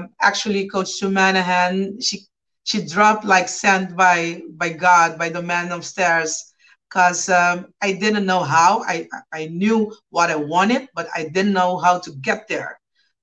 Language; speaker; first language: English; non-native, fluent; Papiamento